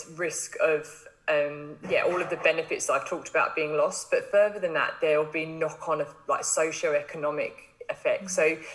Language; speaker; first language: English; native; English